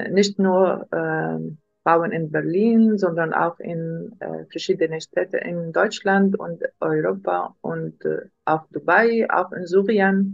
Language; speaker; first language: German; non-native, learner; Arabic